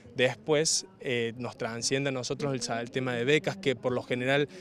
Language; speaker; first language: Spanish; native; Spanish